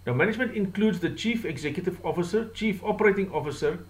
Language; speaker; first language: English; non-native, local second language; Afrikaans